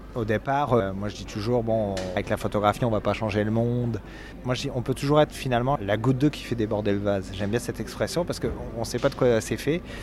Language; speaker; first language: French; native; French